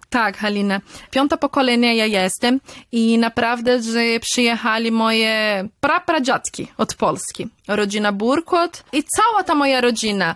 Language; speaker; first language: Polish; early bilingual, heritage; Polish